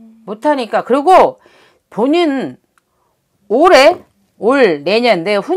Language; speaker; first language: Korean; native; Korean